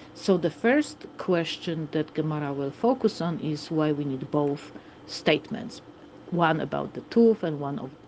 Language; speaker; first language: English; non-native, fluent; Polish